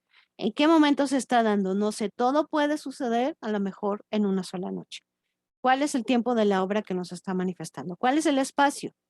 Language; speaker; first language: Spanish; native; Spanish